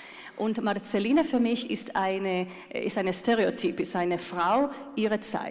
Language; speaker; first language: German; non-native, fluent; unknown